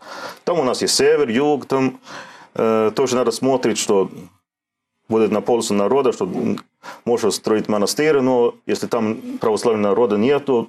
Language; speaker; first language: Russian; non-native, learner; Swedish